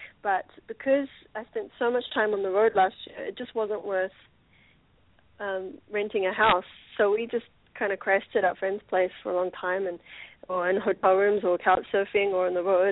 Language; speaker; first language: English; native; English